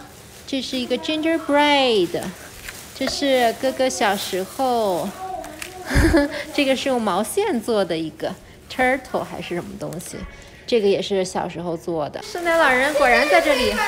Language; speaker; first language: Chinese; native; Chinese